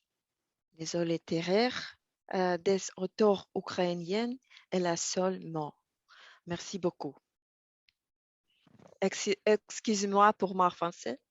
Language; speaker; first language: French; non-native, learner; Russian